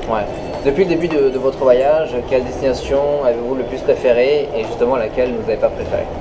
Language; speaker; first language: French; native; French